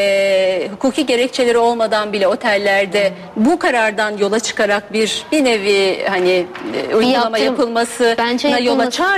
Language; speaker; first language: Turkish; native; Turkish